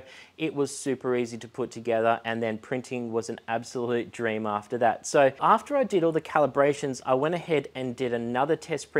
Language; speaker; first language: English; native; English